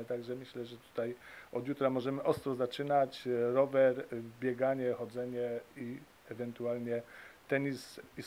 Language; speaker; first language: Polish; native; Polish